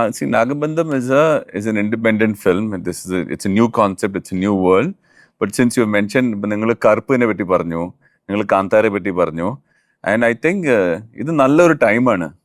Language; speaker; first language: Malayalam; early bilingual, heritage; Malayalam